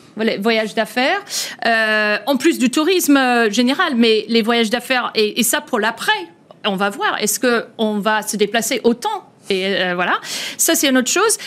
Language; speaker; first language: French; non-native, fluent; English